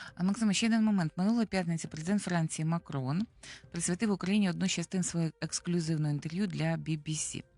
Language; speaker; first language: Ukrainian; native; Ukrainian